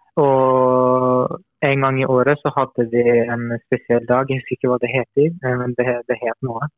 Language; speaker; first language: Norwegian; non-native, fluent; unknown